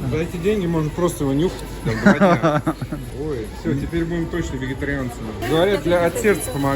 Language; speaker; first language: Russian; native; Russian